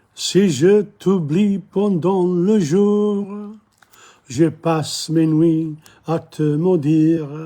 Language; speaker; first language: French; non-native, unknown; English